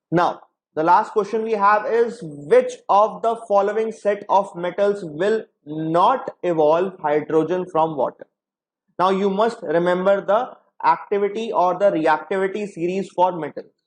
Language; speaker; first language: English; non-native, local second language; Hindi